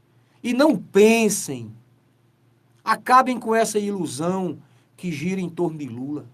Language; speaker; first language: Portuguese; native; Portuguese